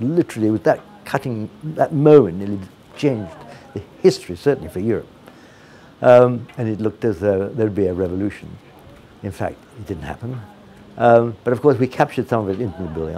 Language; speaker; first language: English; non-native, fluent; Italian